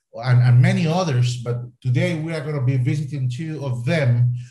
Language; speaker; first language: English; non-native, fluent; Spanish